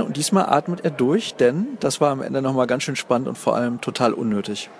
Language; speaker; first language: German; native; German